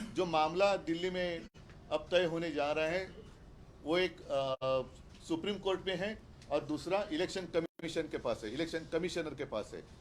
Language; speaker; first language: Hindi; non-native, local second language; Marathi